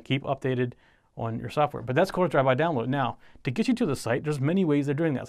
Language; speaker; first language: English; native; English